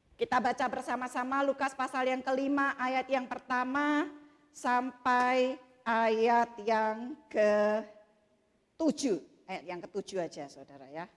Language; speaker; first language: Indonesian; native; Indonesian